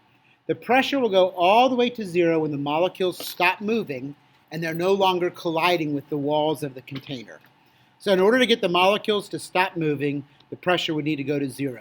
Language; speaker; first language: English; native; English